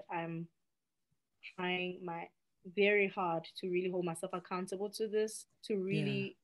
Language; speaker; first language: English; non-native, local second language; Xhosa